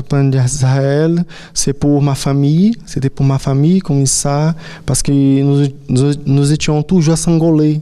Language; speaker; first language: French; non-native, fluent; Portuguese